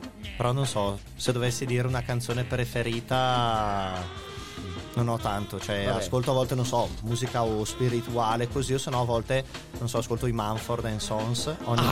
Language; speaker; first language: Italian; native; Italian